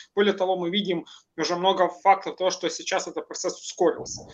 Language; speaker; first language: Russian; non-native, local second language; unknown